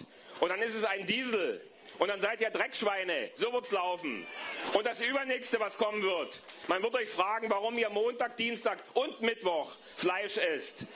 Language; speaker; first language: German; native; German